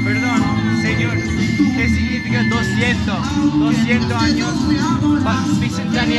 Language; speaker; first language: Spanish; non-native, learner; English